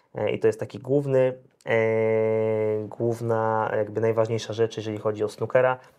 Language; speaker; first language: Polish; native; Polish